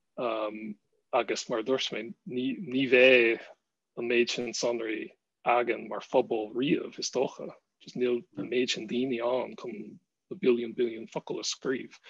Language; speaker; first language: Irish; non-native, fluent; English